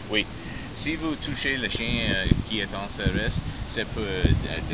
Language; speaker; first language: French; non-native, local second language; English